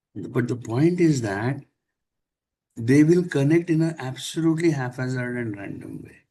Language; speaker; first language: English; non-native, local second language; Marathi